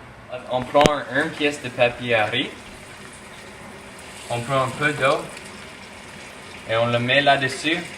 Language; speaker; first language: French; non-native, fluent; English